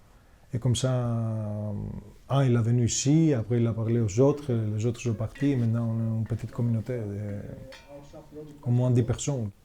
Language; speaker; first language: French; non-native, fluent; Greek